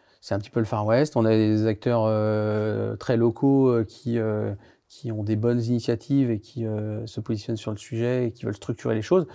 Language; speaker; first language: French; native; French